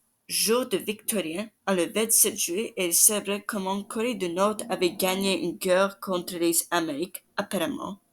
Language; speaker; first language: French; non-native, learner; English